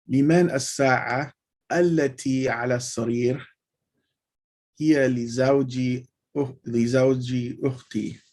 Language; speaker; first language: Arabic; non-native, fluent; English